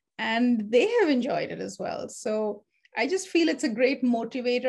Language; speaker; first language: English; non-native, local second language; Hindi